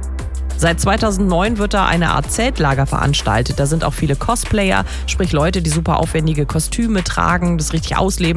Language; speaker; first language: German; native; German